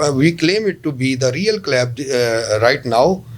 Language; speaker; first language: English; non-native, local second language; Urdu